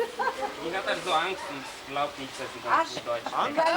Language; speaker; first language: German; non-native, fluent; Lithuanian